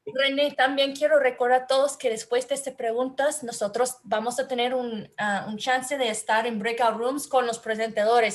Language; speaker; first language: Spanish; non-native, learner; English